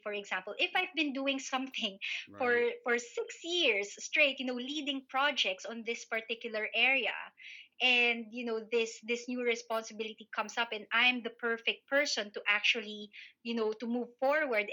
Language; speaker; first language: English; non-native, local second language; Filipino